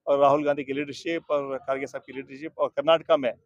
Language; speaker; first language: Hindi; non-native, local second language; Kannada